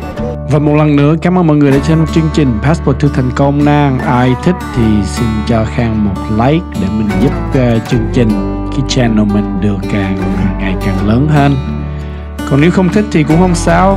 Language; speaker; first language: Vietnamese; early bilingual, heritage; Vietnamese